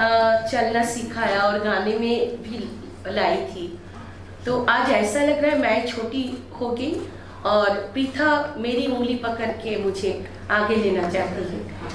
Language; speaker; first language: Hindi; non-native, local second language; Bangla